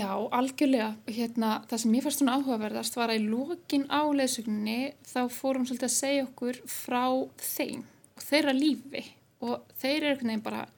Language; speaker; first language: Icelandic; native; Icelandic